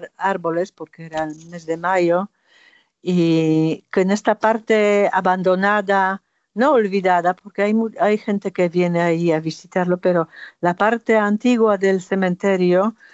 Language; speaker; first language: Spanish; non-native, fluent; Polish